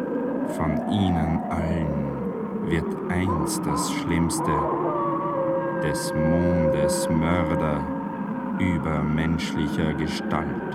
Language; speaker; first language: German; native; German